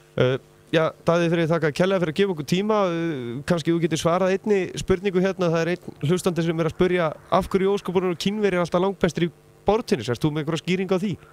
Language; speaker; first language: Icelandic; native; Icelandic